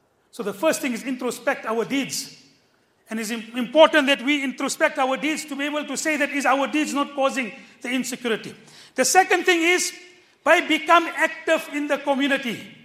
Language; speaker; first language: English; early bilingual, other home language; Urdu